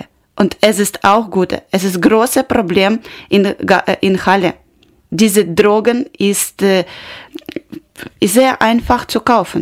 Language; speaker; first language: German; non-native, learner; Ukrainian